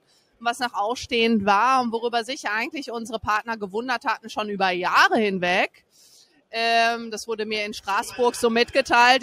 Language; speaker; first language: German; native; German